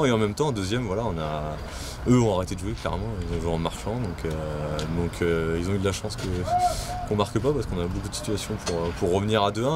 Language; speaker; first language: French; native; French